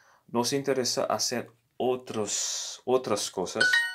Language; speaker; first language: Spanish; non-native, learner; Morisyen